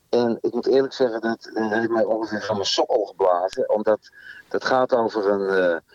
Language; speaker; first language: Dutch; native; Dutch